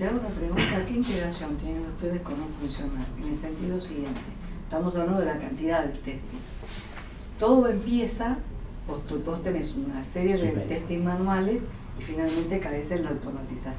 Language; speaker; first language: Spanish; native; Spanish